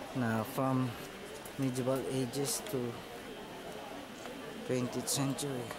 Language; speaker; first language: English; non-native, local second language; Filipino